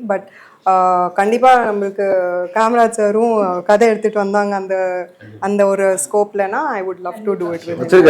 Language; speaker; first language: Tamil; non-native, fluent; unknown